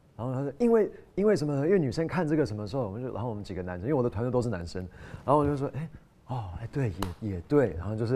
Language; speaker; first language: Chinese; non-native, fluent; English